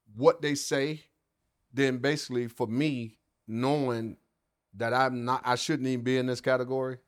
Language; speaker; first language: English; native; English